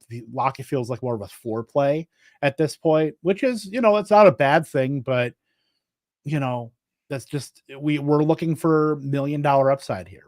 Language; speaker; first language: English; native; English